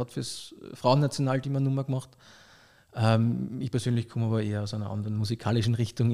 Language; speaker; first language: German; native; German